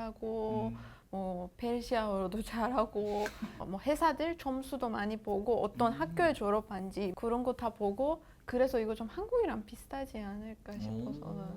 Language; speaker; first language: Korean; non-native, fluent; Persian